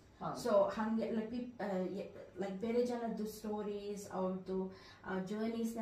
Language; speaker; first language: Kannada; early bilingual, heritage; Kannada